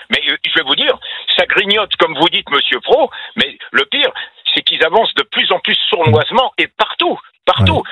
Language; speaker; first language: French; native; French